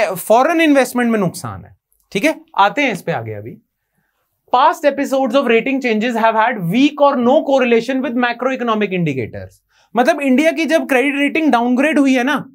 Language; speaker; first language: Hindi; native; Hindi